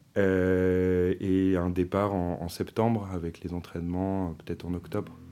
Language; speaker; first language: French; native; French